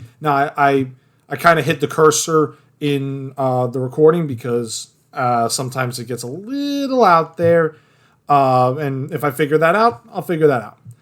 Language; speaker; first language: English; native; English